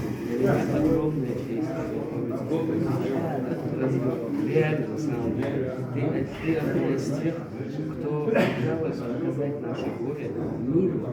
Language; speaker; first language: Russian; non-native, local second language; Chechen